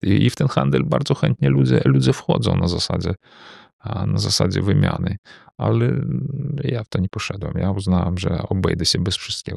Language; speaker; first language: Polish; early bilingual, heritage; Polish